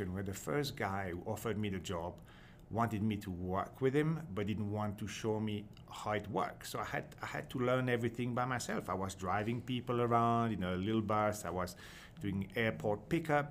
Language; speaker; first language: English; non-native, fluent; French